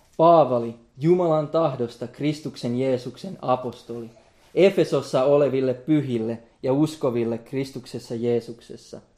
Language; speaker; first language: Finnish; non-native, local second language; Swedish